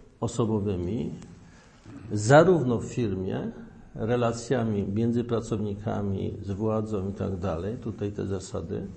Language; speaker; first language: Polish; native; Polish